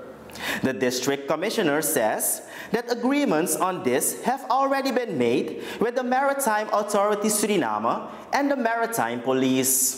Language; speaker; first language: English; non-native, local second language; Dutch